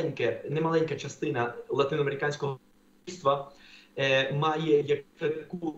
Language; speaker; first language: Ukrainian; non-native, fluent; Spanish